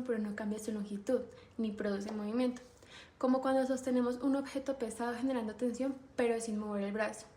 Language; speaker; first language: Spanish; native; Spanish